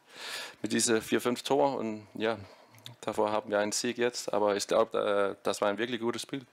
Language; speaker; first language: German; non-native, fluent; Danish